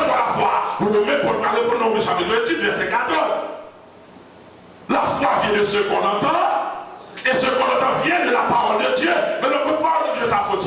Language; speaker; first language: French; non-native, local second language; Haitian Creole